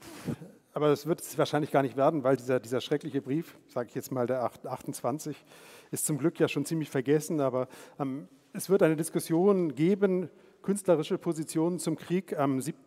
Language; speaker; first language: German; native; German